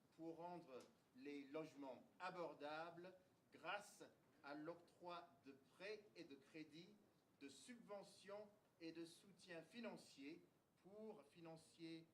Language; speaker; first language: French; non-native, fluent; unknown